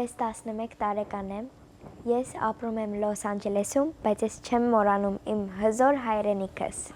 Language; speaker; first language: Armenian; early bilingual, heritage; Armenian